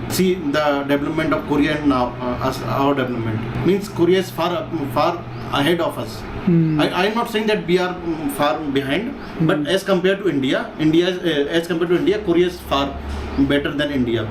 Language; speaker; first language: English; non-native, local second language; Hindi